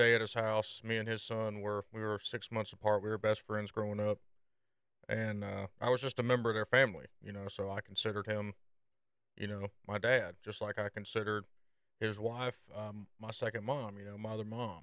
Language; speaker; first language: English; native; English